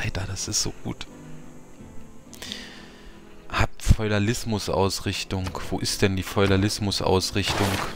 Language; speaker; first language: German; native; German